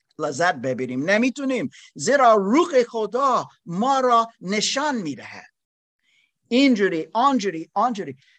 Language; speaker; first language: Persian; non-native, learner; German